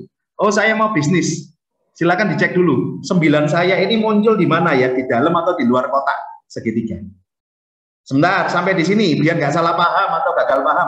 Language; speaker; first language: Indonesian; native; Indonesian